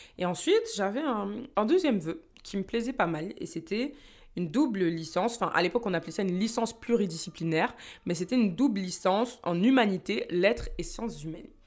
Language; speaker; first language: French; native; French